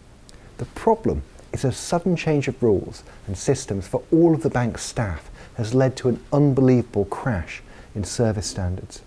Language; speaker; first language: English; native; English